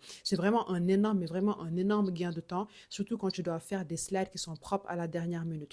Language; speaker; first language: French; native; French